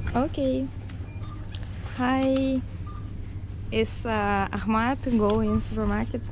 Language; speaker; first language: English; non-native, learner; Russian